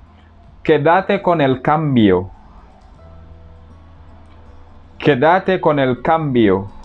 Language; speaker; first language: Spanish; non-native, fluent; Wolof